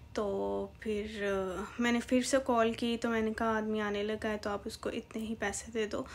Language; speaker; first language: Urdu; native; Urdu